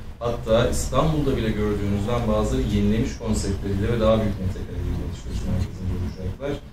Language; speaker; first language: Turkish; native; Turkish